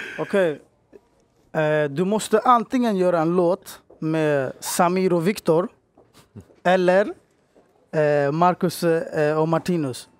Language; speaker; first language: Swedish; native; Swedish